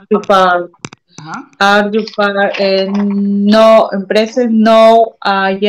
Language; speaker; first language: English; non-native, learner; Spanish